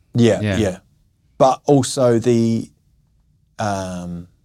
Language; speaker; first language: English; native; English